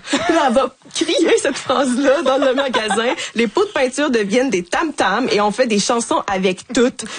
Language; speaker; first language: French; native; French